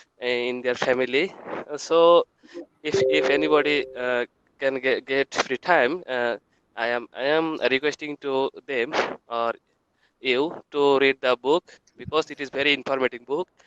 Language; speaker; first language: English; non-native, learner; Bangla